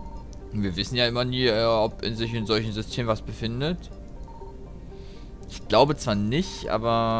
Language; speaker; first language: German; native; German